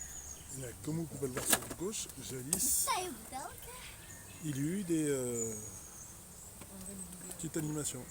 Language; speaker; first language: French; native; French